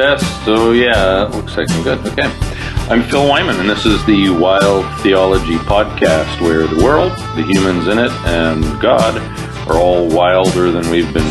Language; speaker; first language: English; native; English